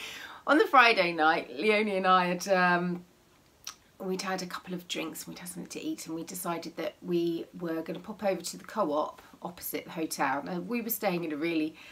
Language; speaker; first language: English; native; English